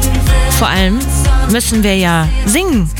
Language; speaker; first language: German; native; German